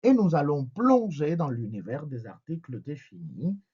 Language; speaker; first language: French; non-native, fluent; Spanish